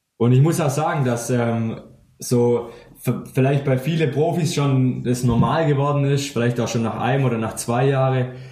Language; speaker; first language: German; native; German